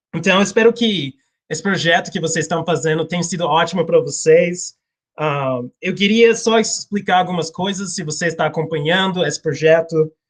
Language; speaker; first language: Portuguese; non-native, fluent; English